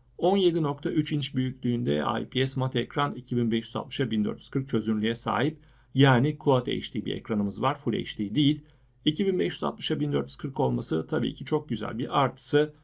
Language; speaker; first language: Turkish; native; Turkish